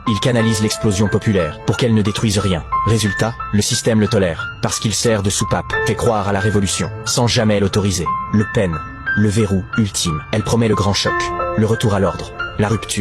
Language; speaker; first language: French; native; French